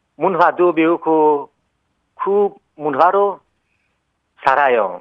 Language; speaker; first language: Korean; non-native, learner; Persian